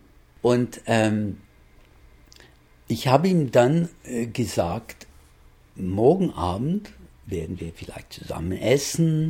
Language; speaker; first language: German; non-native, fluent; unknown